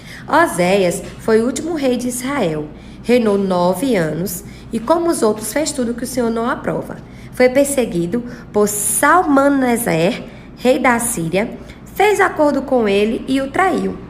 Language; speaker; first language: Portuguese; native; Portuguese